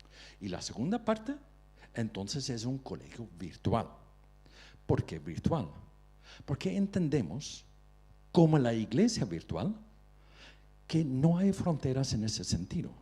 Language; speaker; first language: Spanish; non-native, fluent; Dutch